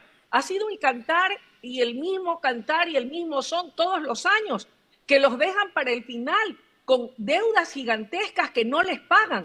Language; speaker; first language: Spanish; native; Spanish